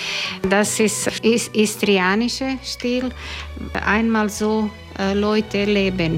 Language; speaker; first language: German; non-native, learner; Croatian